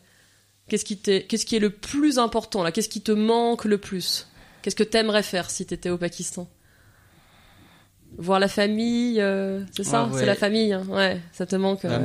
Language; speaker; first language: French; native; French